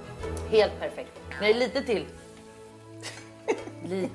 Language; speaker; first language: Swedish; native; Swedish